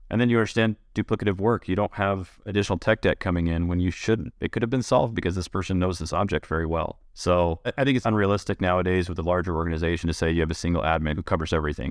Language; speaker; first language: English; native; English